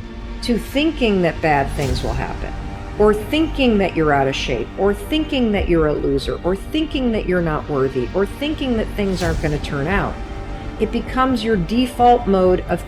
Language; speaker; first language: English; native; English